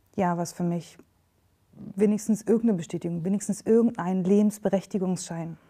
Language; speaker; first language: German; native; German